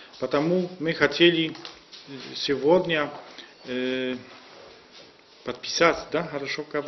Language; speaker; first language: Russian; non-native, learner; Polish